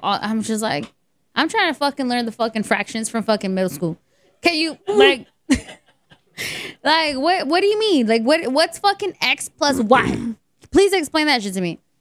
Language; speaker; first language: English; early bilingual, other home language; Spanish